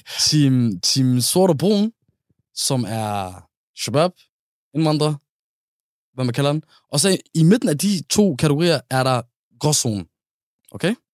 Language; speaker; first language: Danish; early bilingual, other home language; Somali